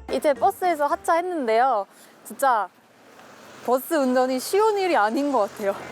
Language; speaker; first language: Korean; non-native, fluent; Swedish